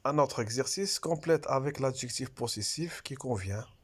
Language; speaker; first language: French; non-native, local second language; Arabic